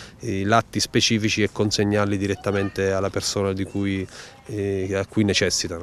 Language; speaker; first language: Italian; native; Italian